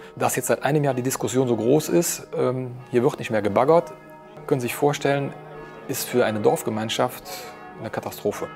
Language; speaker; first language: German; native; German